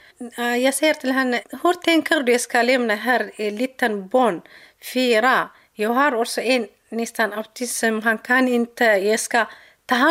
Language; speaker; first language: Swedish; non-native, learner; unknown